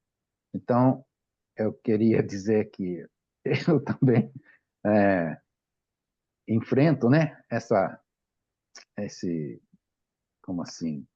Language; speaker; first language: Portuguese; non-native, fluent; Japanese